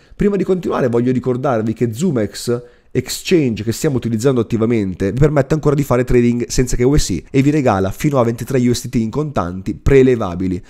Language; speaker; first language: Italian; native; Italian